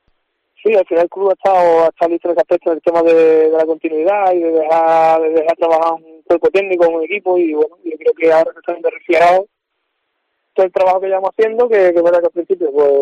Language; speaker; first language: Spanish; native; Spanish